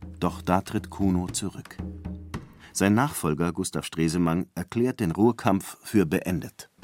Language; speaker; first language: German; native; German